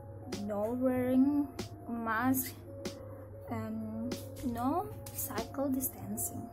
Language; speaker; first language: English; non-native, learner; Indonesian